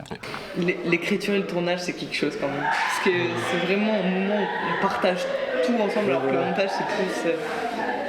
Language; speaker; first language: French; native; French